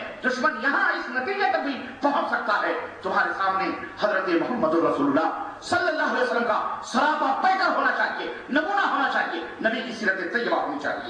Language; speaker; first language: Urdu; native; Urdu